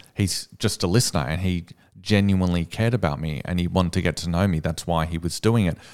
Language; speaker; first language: English; native; English